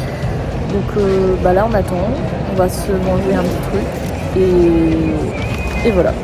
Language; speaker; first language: French; native; French